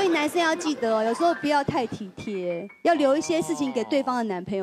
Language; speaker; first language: Chinese; native; Chinese